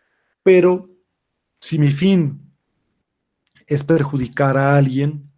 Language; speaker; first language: Spanish; native; Spanish